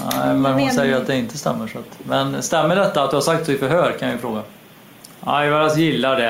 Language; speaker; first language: Swedish; native; Swedish